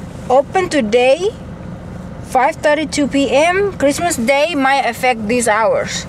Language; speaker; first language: English; non-native, fluent; Indonesian